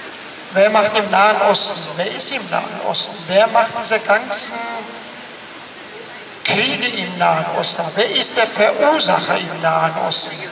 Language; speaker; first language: German; non-native, fluent; Persian